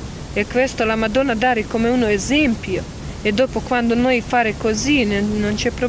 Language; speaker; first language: Italian; non-native, learner; Croatian